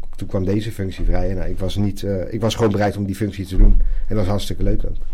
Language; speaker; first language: Dutch; native; Dutch